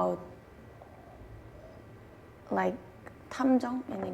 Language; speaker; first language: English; non-native, fluent; Korean